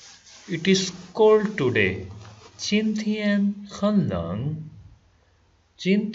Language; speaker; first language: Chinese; non-native, fluent; Hindi